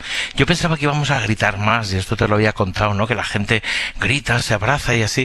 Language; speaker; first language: Spanish; native; Spanish